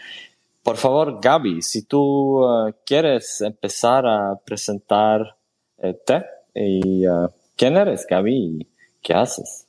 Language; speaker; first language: Spanish; non-native, fluent; Swedish